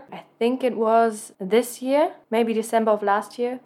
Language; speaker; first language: English; non-native, fluent; German